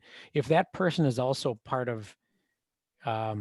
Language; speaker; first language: English; native; English